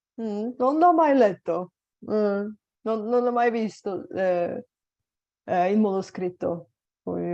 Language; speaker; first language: Italian; non-native, fluent; Bulgarian